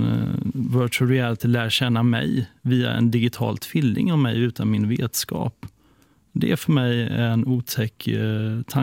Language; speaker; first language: Swedish; native; Swedish